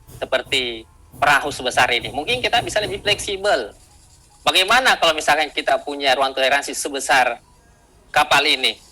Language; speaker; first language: Indonesian; non-native, local second language; Buginese